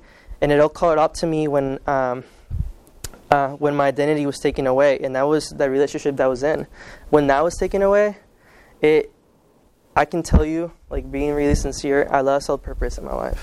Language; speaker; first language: English; early bilingual, other home language; Spanish